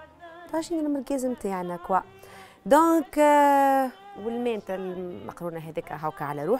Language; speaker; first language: Arabic; native; Arabic